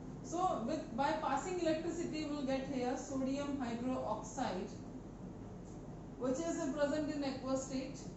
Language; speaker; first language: English; non-native, local second language; Hindi